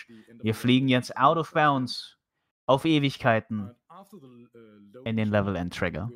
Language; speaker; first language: German; native; German